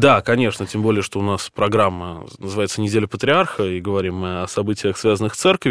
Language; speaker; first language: Russian; native; Russian